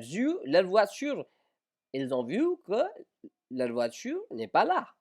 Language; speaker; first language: French; non-native, fluent; Hindi